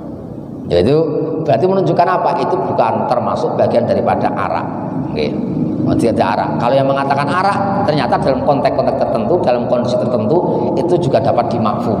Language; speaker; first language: Indonesian; native; Indonesian